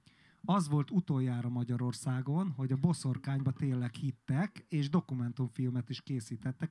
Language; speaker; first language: Hungarian; native; Hungarian